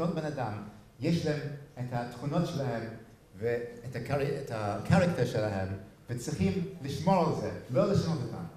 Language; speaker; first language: Hebrew; non-native, fluent; English